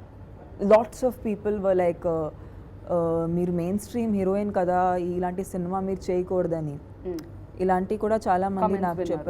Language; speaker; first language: Telugu; non-native, fluent; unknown